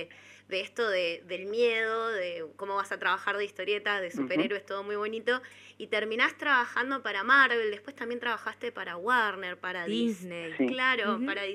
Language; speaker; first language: Spanish; native; Spanish